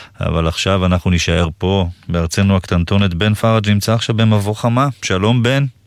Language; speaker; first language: Hebrew; native; Hebrew